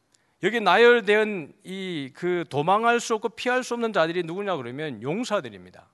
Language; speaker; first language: Korean; native; Korean